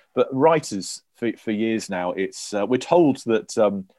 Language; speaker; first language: English; native; English